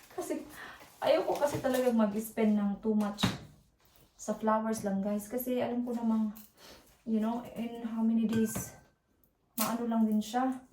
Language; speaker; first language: Filipino; native; Filipino